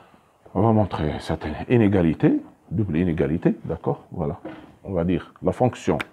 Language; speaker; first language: French; non-native, local second language; Arabic